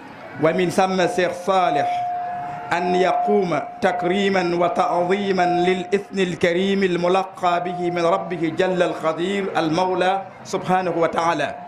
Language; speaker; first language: Arabic; non-native, fluent; Wolof